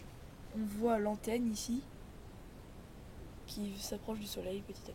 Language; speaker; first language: French; native; French